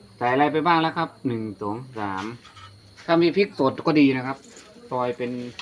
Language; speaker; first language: Thai; native; Thai